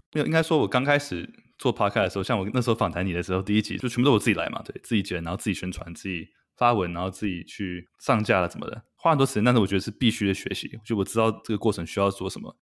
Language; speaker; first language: Chinese; native; Chinese